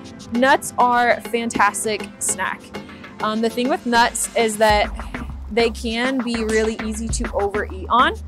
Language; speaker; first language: English; native; English